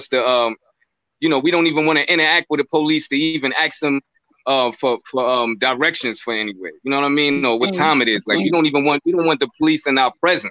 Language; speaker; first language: English; native; English